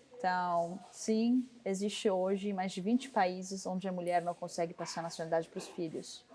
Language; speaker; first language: Portuguese; non-native, fluent; Arabic